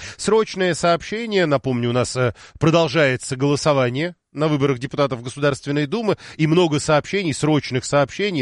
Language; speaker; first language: Russian; native; Russian